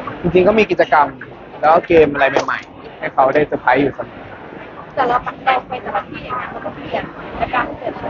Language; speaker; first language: Thai; native; Thai